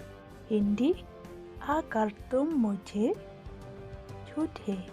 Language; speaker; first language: Hindi; non-native, local second language; Khasi